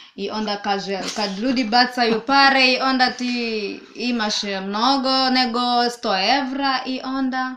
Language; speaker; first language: Serbian; non-native, learner; Swahili